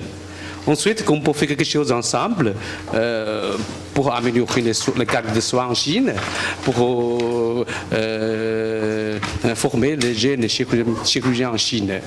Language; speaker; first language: French; non-native, learner; Chinese